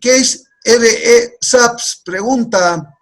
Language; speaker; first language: Spanish; native; Spanish